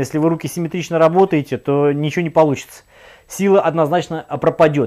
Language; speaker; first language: Russian; native; Russian